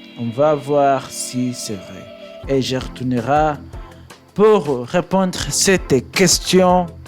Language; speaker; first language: French; non-native, learner; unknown